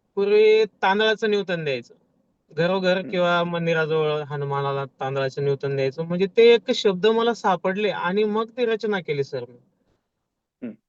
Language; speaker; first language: Marathi; native; Marathi